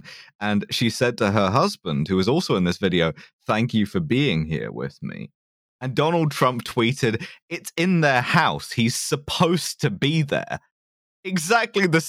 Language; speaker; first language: English; native; English